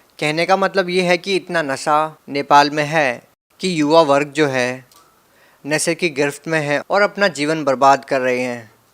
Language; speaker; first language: Hindi; native; Hindi